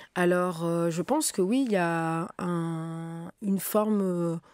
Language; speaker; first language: French; native; French